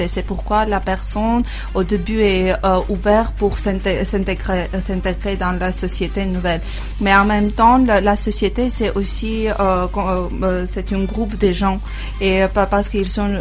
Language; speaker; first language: French; non-native, learner; Armenian